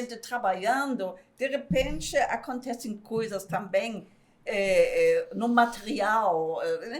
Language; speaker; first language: Portuguese; non-native, fluent; German